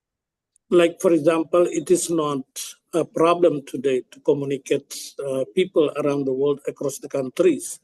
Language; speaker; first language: English; non-native, fluent; Indonesian